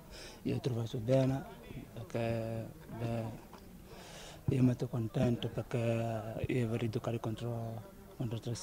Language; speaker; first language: Italian; non-native, learner; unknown